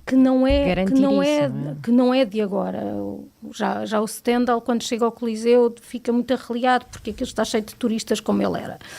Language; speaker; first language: Portuguese; native; Portuguese